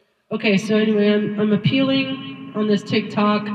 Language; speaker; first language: English; native; English